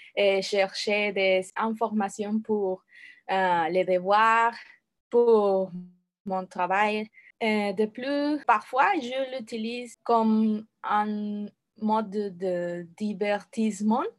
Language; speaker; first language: French; non-native, learner; Spanish